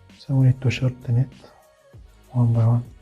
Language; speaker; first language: English; non-native, fluent; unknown